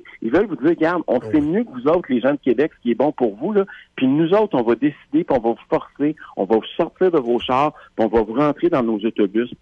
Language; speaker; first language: French; native; French